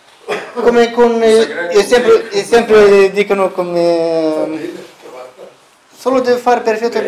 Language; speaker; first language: Italian; non-native, fluent; Romanian